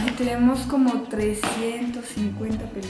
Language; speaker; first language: Spanish; non-native, learner; French